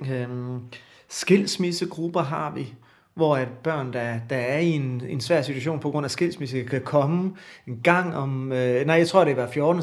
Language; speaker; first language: Danish; native; Danish